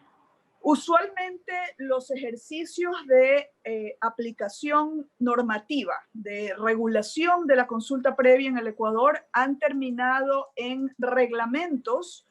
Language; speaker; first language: Spanish; native; Spanish